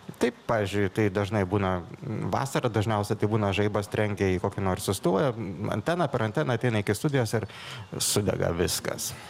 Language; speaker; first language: Lithuanian; native; Lithuanian